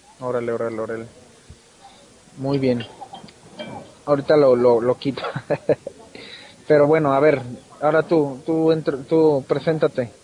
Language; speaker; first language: Spanish; native; Spanish